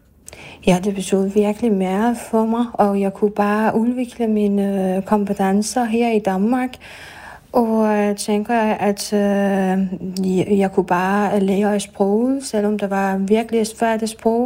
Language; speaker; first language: Danish; non-native, fluent; Persian